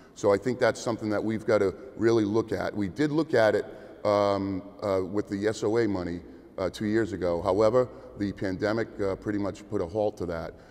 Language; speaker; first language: English; native; English